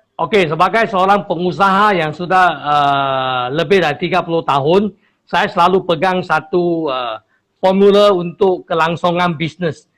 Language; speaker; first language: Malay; non-native, local second language; Chinese